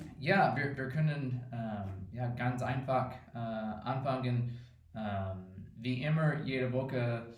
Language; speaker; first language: German; non-native, fluent; English